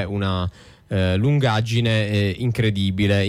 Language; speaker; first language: Italian; native; Italian